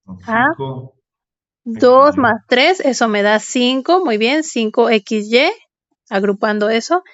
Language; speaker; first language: Spanish; native; Spanish